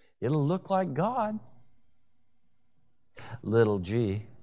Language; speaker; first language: English; native; English